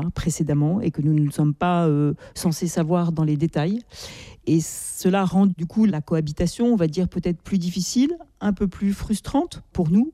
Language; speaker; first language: French; native; French